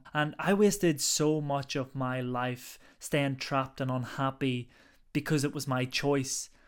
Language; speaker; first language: English; native; English